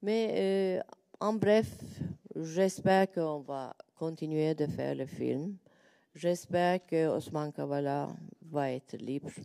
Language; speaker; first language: French; non-native, learner; Turkish